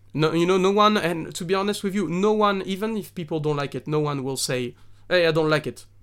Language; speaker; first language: English; non-native, fluent; French